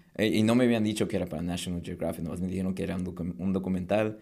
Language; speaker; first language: Spanish; early bilingual, heritage; Spanish